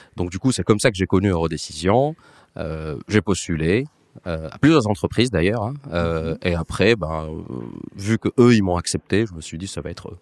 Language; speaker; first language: French; non-native, local second language; Arabic